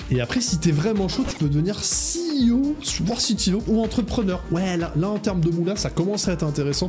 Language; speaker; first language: French; native; French